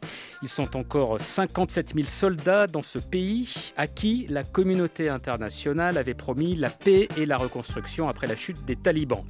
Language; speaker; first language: French; native; French